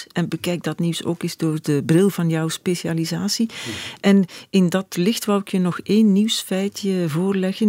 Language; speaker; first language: Dutch; native; Dutch